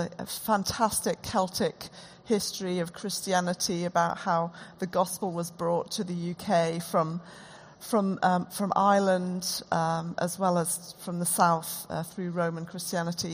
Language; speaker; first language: English; native; English